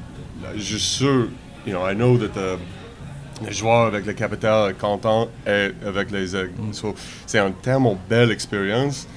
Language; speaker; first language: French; non-native, learner; English